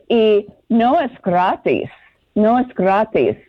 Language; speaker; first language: Spanish; non-native, learner; English